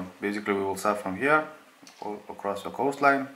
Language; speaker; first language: English; non-native, fluent; Lithuanian